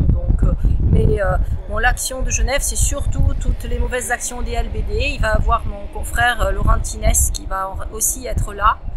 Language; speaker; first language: French; native; French